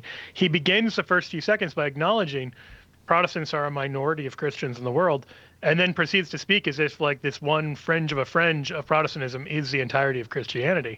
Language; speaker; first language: English; native; English